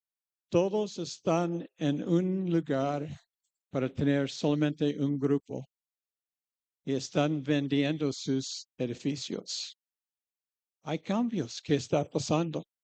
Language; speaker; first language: Spanish; non-native, fluent; English